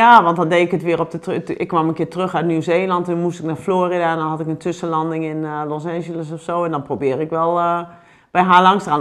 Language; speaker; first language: Dutch; native; Dutch